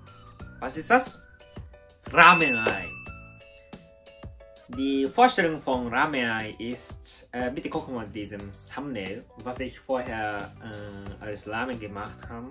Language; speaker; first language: German; non-native, learner; Japanese